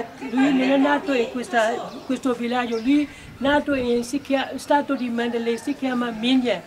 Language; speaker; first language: Italian; non-native, learner; Burmese